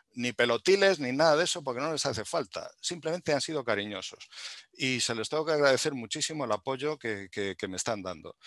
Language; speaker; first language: Spanish; native; Spanish